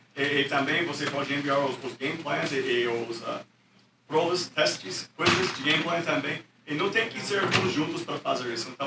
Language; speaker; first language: Portuguese; non-native, learner; English